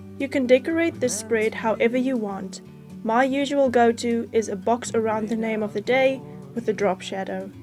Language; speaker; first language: English; native; English